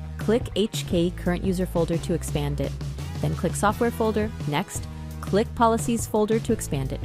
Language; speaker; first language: English; non-native, local second language; Filipino